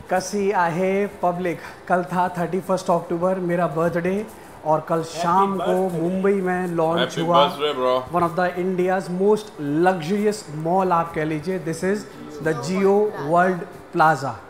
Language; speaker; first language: Hindi; non-native, local second language; Marathi